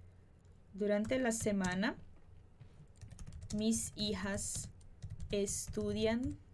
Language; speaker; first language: Spanish; non-native, fluent; Portuguese